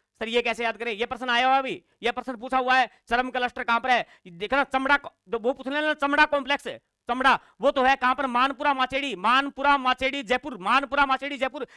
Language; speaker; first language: Hindi; native; Hindi